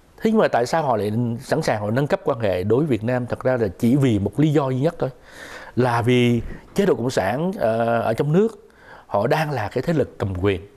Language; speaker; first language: Vietnamese; native; Vietnamese